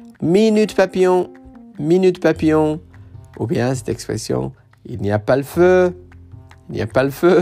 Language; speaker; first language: French; non-native, fluent; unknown